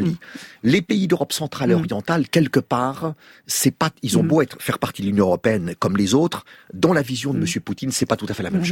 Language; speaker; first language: French; native; French